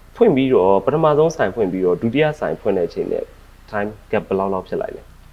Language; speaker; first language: Burmese; native; Burmese